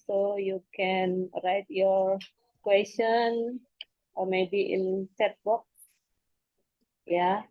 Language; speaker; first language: English; non-native, fluent; Indonesian